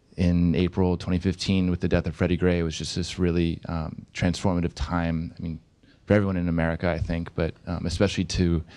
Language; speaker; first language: English; native; English